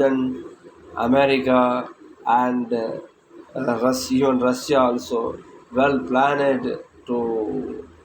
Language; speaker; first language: English; non-native, local second language; Tamil